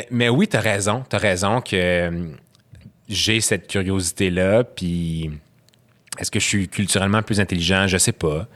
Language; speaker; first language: French; native; French